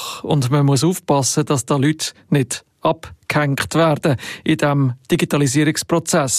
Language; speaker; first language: German; native; German